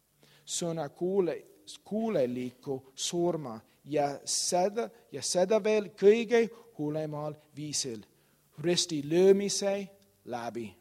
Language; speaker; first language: Estonian; non-native, learner; English